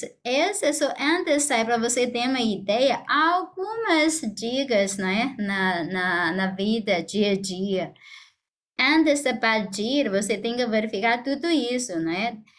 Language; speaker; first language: Portuguese; non-native, fluent; Chinese